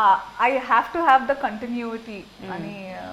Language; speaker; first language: Telugu; native; Telugu